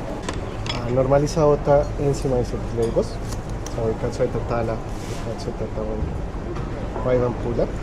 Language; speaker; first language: Finnish; non-native, learner; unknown